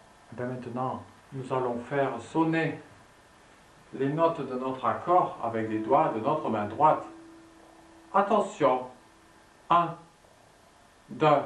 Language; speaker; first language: French; native; French